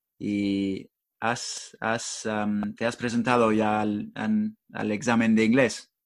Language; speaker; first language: Spanish; non-native, fluent; English